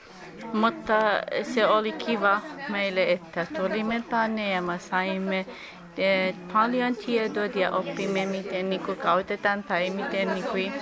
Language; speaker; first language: Finnish; non-native, learner; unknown